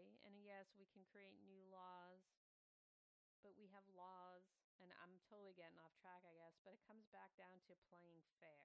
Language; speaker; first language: English; native; English